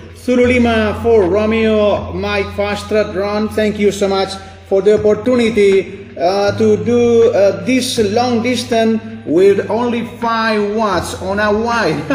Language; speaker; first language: English; non-native, learner; Spanish